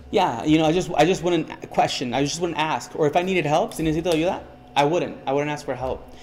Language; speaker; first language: English; early bilingual, other home language; Spanish